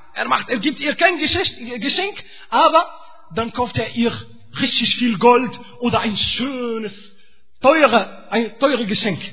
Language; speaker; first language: German; non-native, fluent; Arabic